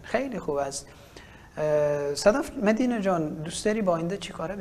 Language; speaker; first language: Persian; native; Persian